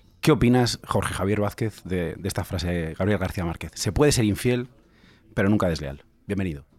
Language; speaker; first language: Spanish; native; Spanish